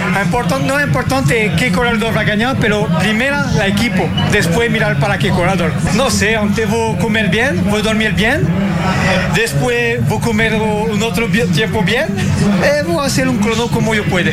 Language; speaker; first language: Portuguese; non-native, learner; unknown